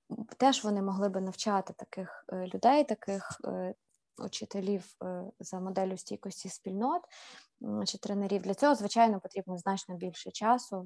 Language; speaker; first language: Ukrainian; native; Ukrainian